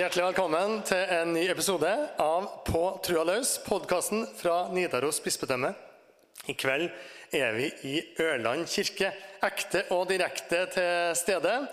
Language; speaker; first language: Norwegian; native; Norwegian